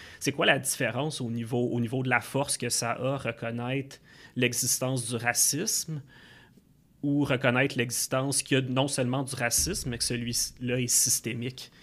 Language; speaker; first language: French; native; French